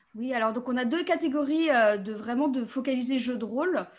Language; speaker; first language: French; native; French